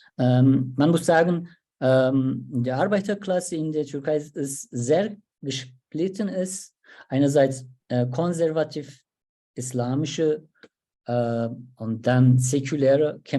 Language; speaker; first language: German; non-native, learner; Turkish